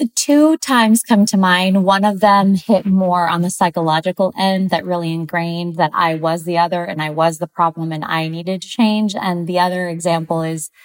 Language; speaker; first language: English; early bilingual, other home language; Spanish